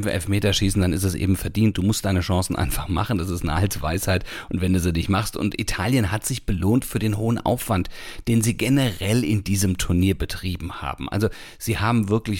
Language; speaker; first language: German; native; German